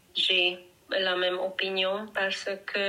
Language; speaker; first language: French; non-native, learner; Hungarian